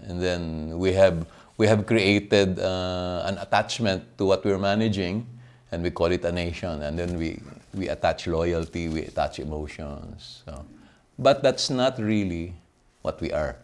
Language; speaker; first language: English; non-native, local second language; Filipino